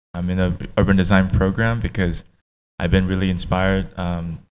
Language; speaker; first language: English; native; English